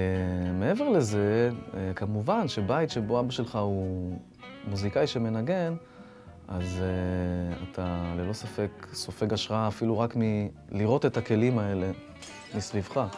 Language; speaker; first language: Hebrew; native; Hebrew